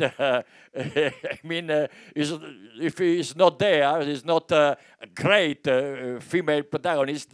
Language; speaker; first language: English; non-native, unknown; Italian